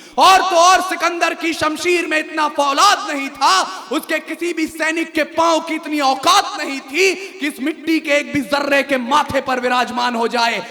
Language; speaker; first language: Hindi; native; Hindi